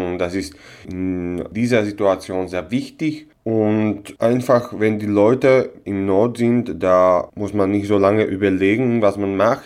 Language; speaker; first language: German; non-native, local second language; Slovak